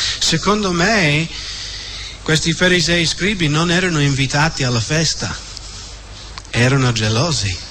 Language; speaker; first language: Italian; non-native, fluent; English